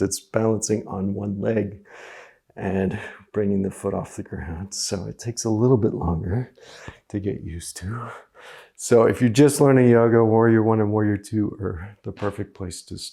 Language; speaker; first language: English; native; English